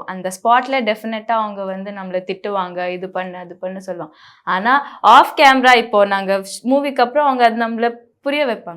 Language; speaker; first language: Tamil; non-native, local second language; Bangla